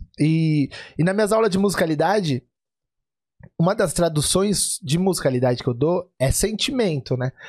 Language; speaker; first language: Portuguese; native; Portuguese